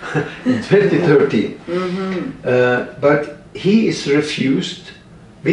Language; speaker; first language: English; non-native, fluent; Norwegian